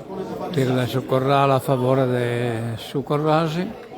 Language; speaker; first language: Italian; native; Italian